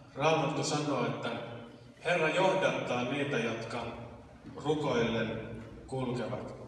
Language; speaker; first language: Finnish; native; Finnish